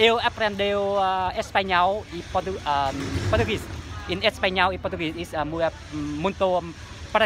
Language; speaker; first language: Portuguese; non-native, learner; Vietnamese